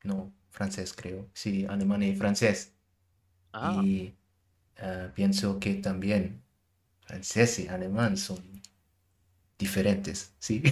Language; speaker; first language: Spanish; non-native, learner; German